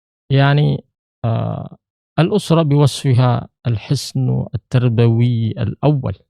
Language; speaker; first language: Arabic; non-native, fluent; Indonesian